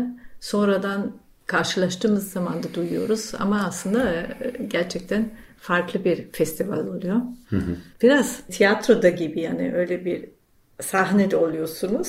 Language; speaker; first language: Turkish; non-native, fluent; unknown